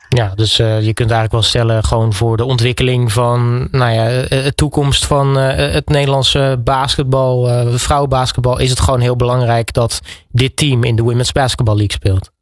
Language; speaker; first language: Dutch; native; Dutch